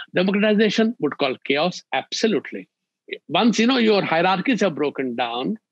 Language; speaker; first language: English; non-native, local second language; Hindi